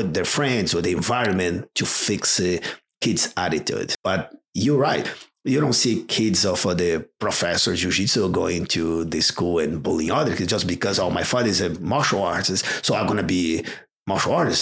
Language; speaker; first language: English; non-native, fluent; Portuguese